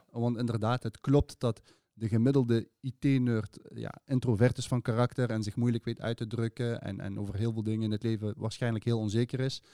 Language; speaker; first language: Dutch; early bilingual, other home language; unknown